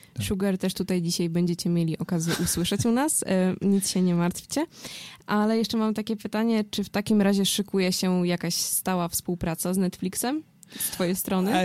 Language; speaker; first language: Polish; native; Polish